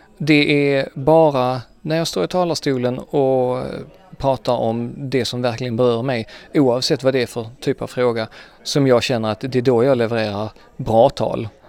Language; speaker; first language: Swedish; native; Swedish